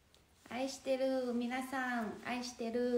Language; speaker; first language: Japanese; non-native, learner; Chinese